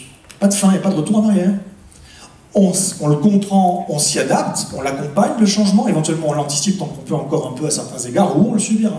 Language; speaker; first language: French; native; French